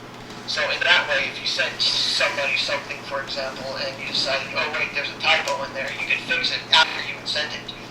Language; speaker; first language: English; native; English